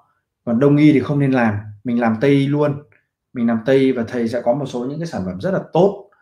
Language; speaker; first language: Vietnamese; native; Vietnamese